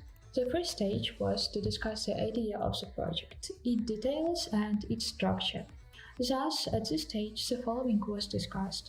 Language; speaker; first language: English; non-native, fluent; Ukrainian